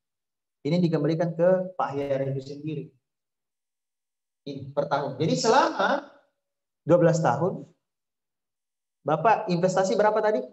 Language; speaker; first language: Indonesian; native; Indonesian